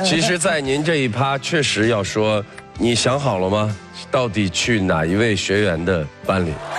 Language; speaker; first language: Chinese; native; Chinese